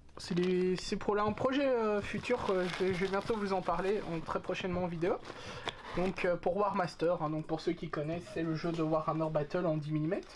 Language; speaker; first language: French; native; French